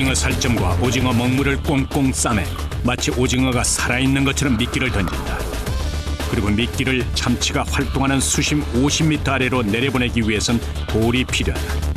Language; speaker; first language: Korean; native; Korean